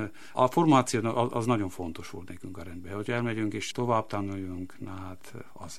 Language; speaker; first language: Hungarian; non-native, local second language; Slovak